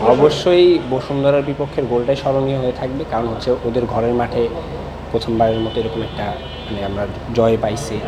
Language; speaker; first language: Bangla; native; Bangla